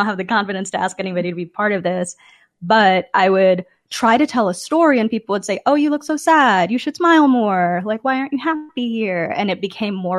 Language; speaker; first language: English; native; English